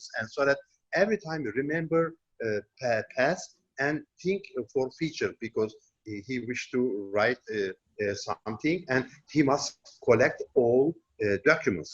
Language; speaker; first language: English; non-native, learner; Turkish